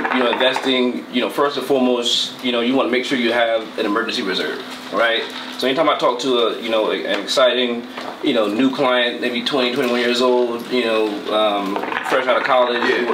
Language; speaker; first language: English; native; English